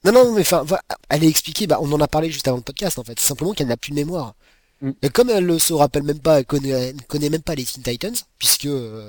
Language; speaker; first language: French; native; French